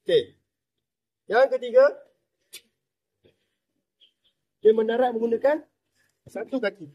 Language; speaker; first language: Malay; native; Malay